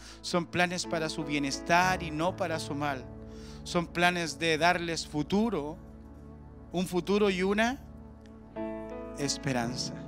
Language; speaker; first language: Spanish; native; Spanish